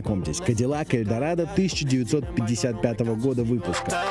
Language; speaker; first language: Russian; native; Russian